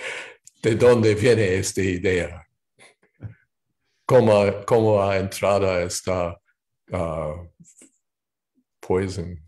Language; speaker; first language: Spanish; non-native, fluent; English